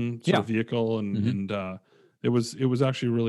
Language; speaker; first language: English; native; English